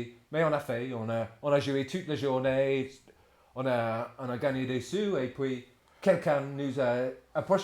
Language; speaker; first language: French; non-native, fluent; English